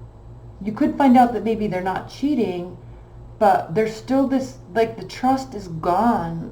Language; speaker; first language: English; native; English